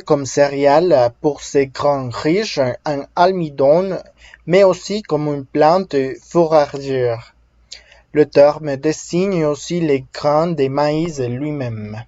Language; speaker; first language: French; non-native, fluent; Spanish